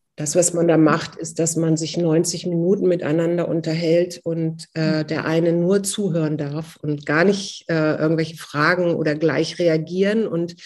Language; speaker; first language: German; native; German